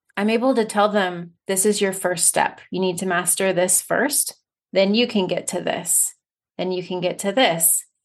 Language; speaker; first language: English; native; English